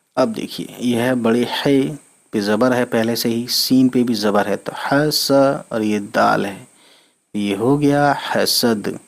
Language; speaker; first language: Urdu; native; Urdu